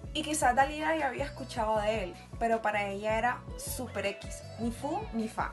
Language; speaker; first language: Spanish; native; Spanish